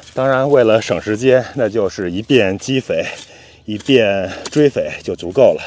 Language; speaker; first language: Chinese; native; Chinese